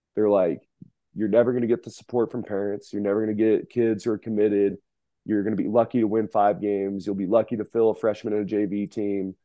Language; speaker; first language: English; native; English